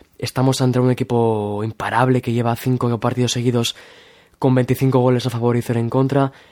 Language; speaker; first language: Spanish; native; Spanish